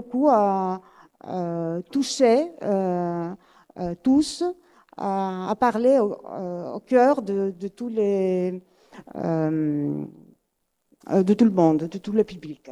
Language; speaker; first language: French; non-native, fluent; Greek